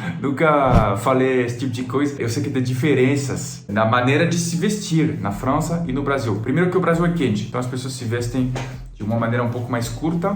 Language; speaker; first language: Portuguese; non-native, fluent; French